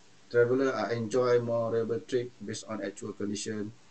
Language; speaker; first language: English; non-native, local second language; Malay